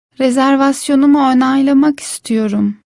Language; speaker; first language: Turkish; non-native, fluent; Persian